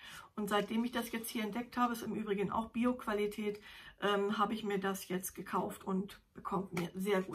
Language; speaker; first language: German; native; German